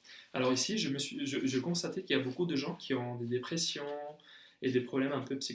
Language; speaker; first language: French; non-native, fluent; Spanish